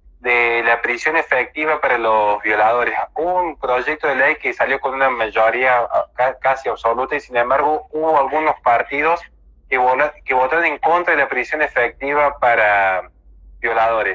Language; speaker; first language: Spanish; native; Spanish